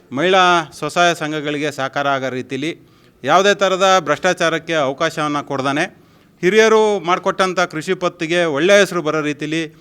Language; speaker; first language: Kannada; native; Kannada